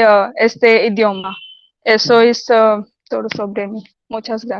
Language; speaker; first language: Spanish; non-native, learner; Hindi